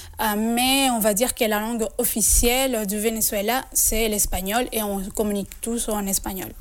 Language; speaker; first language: French; non-native, fluent; Spanish